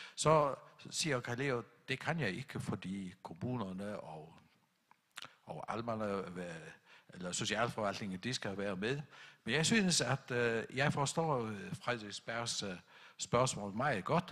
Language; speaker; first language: Danish; non-native, local second language; Faroese